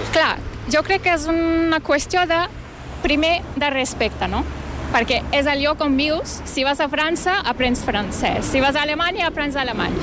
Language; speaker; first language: Catalan; non-native, fluent; Turkish